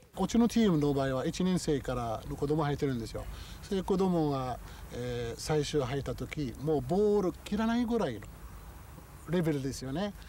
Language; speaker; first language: Japanese; non-native, fluent; Arabic